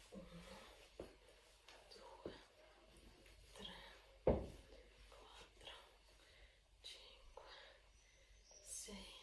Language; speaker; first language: Italian; non-native, learner; Russian